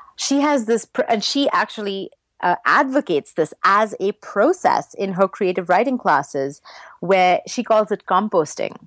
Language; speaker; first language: English; native; English